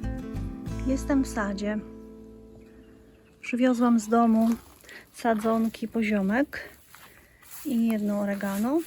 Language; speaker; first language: Polish; native; Polish